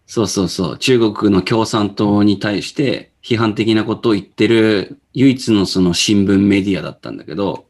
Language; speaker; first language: Japanese; native; Japanese